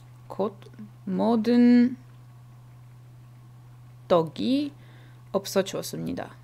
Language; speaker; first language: Korean; non-native, learner; Czech